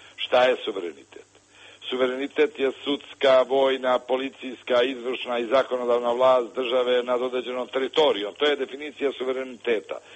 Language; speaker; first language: Serbian; native; Serbian